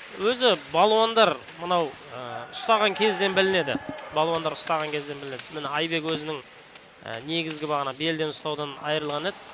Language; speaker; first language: Kazakh; native; Kazakh